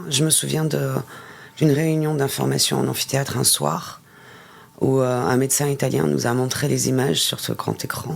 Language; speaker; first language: French; native; French